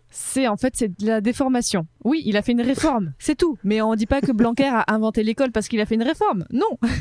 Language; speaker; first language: French; native; French